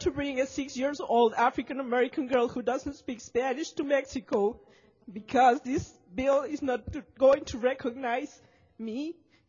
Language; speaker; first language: English; non-native, fluent; Russian